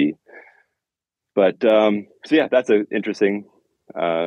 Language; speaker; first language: English; native; English